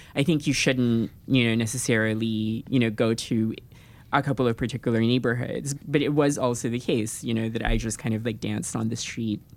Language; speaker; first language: English; non-native, local second language; Filipino